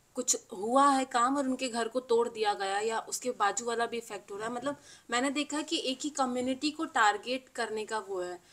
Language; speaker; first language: Hindi; native; Hindi